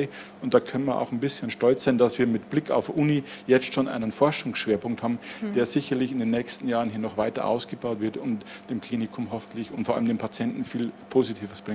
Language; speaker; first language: German; native; German